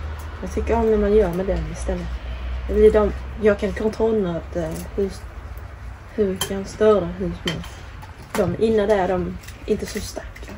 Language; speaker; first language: Swedish; non-native, learner; Vietnamese